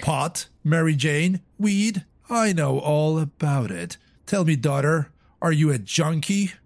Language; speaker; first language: English; non-native, fluent; Polish